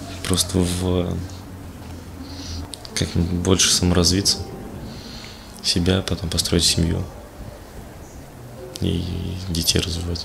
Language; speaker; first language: Russian; native; Russian